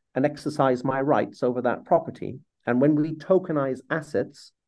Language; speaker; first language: English; native; English